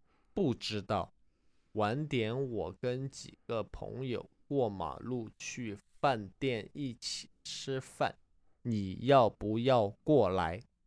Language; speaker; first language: Chinese; non-native, learner; English